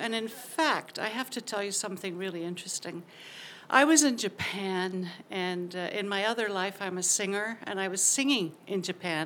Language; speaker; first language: English; native; English